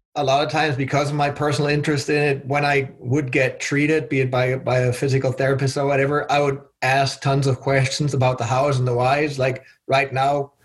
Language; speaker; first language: English; non-native, fluent; German